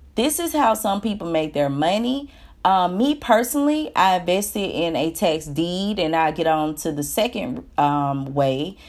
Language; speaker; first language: English; native; English